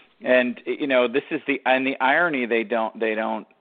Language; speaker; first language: English; native; English